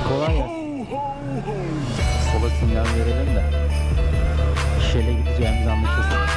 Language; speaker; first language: Turkish; native; Turkish